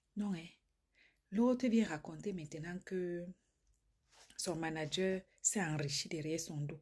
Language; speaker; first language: French; native; French